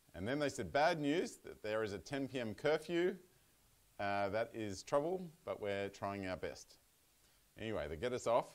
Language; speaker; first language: English; native; English